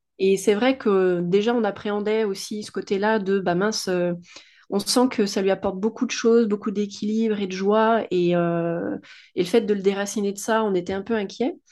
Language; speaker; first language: French; native; French